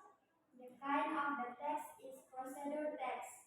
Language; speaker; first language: English; non-native, learner; Indonesian